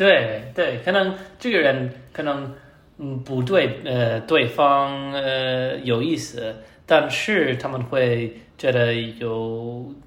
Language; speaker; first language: Chinese; non-native, learner; English